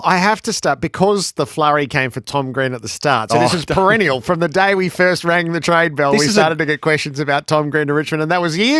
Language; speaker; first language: English; native; English